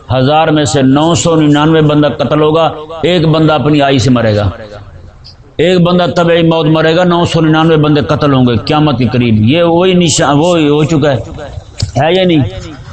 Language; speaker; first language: Urdu; native; Urdu